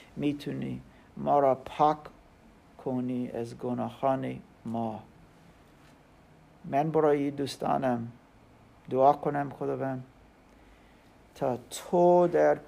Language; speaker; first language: Persian; non-native, learner; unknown